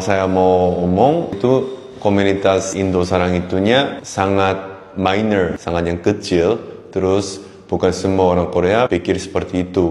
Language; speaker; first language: Indonesian; non-native, fluent; Korean